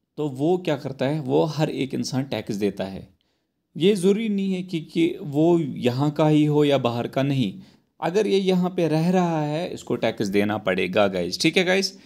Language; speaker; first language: Hindi; non-native, local second language; Kashmiri